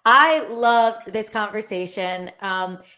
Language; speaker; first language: English; native; English